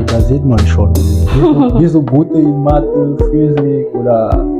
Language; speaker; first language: German; non-native, learner; French